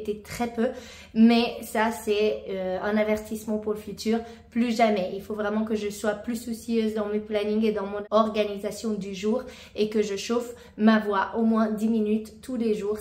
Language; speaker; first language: French; native; French